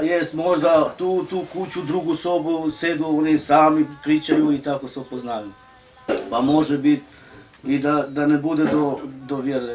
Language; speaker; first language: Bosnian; non-native, local second language; Romany